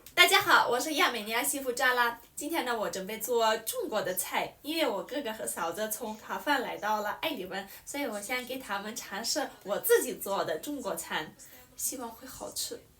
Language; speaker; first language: Chinese; non-native, fluent; Armenian